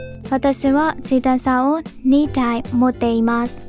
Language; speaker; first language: Japanese; non-native, fluent; Burmese